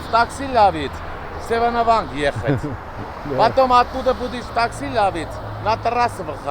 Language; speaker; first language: Russian; non-native, learner; Armenian